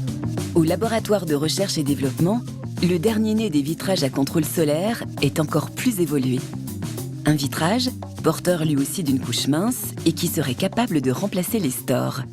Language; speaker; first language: French; native; French